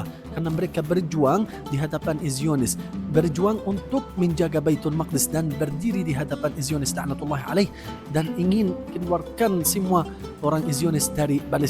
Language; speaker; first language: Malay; non-native, fluent; Arabic